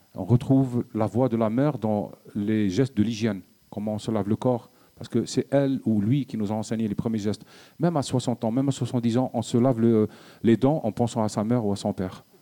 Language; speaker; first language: French; non-native, local second language; Arabic